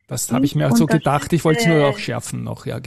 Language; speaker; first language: German; native; German